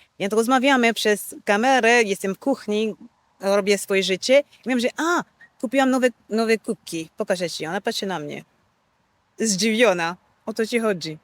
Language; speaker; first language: Polish; non-native, fluent; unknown